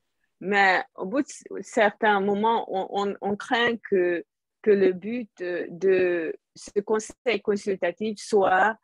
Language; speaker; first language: French; non-native, fluent; Hungarian